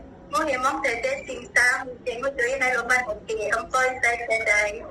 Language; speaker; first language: Cantonese; non-native, learner; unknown